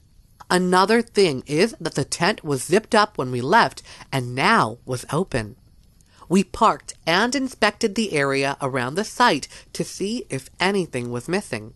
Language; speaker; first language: English; native; English